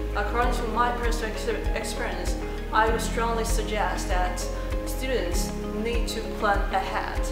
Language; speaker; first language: English; non-native, fluent; Chinese